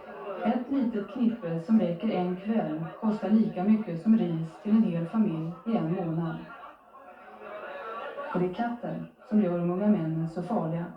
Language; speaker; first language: Swedish; native; Swedish